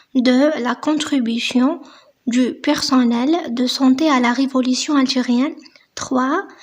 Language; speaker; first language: French; non-native, local second language; Arabic